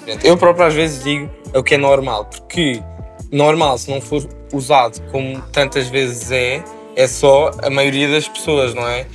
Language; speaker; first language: Portuguese; native; Portuguese